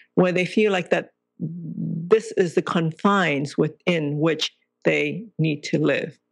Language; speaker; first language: English; non-native, local second language; Cantonese